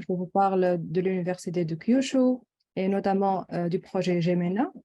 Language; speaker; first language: French; non-native, local second language; Arabic